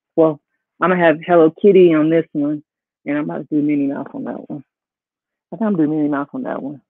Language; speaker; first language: English; native; English